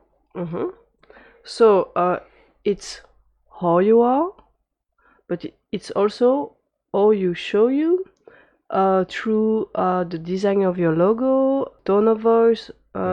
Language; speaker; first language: English; non-native, fluent; French